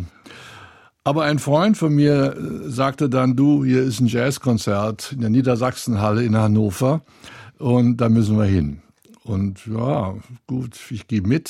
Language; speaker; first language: German; native; German